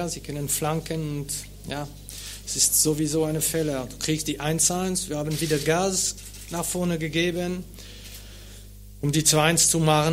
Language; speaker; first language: German; non-native, local second language; French